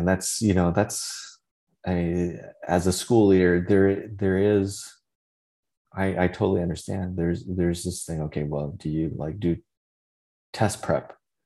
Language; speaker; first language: English; early bilingual, other home language; Vietnamese